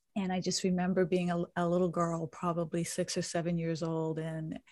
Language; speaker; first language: English; native; English